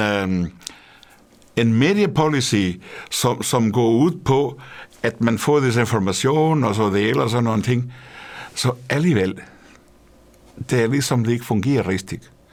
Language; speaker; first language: Danish; non-native, fluent; Portuguese